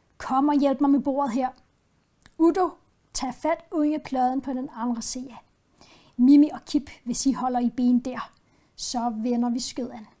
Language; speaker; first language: Danish; native; Danish